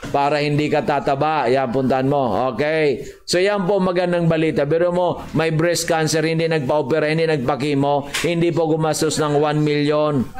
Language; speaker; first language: Filipino; non-native, local second language; Bikol